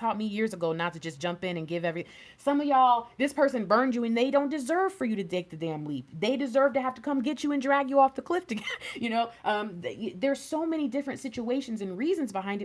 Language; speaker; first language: English; native; English